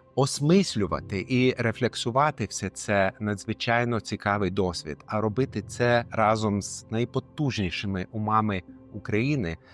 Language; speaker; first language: Ukrainian; non-native, fluent; Lithuanian